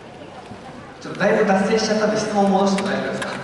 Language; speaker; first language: Japanese; native; Japanese